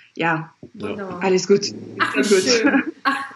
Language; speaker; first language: German; non-native, fluent; French